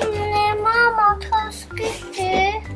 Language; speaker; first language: Japanese; early bilingual, heritage; Japanese